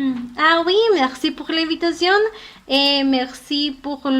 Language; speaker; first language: French; non-native, learner; Spanish